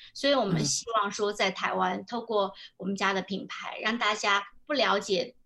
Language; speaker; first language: Chinese; native; Chinese